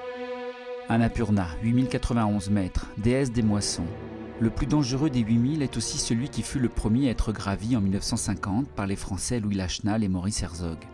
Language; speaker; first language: French; native; French